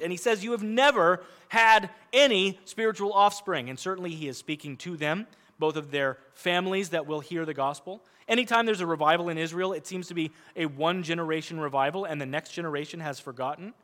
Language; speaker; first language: English; native; English